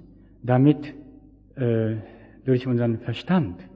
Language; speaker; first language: German; non-native, fluent; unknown